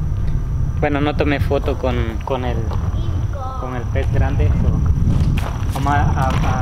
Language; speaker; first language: Spanish; early bilingual, heritage; Spanish